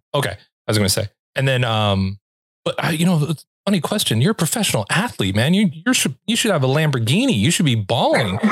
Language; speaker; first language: English; native; English